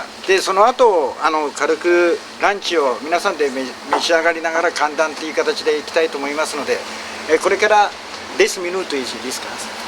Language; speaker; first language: Japanese; native; Japanese